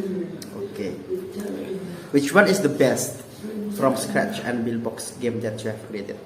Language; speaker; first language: English; non-native, learner; Indonesian